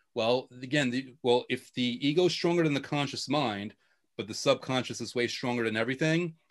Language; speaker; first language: English; native; English